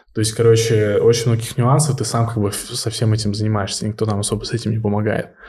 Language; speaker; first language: Russian; early bilingual, heritage; Russian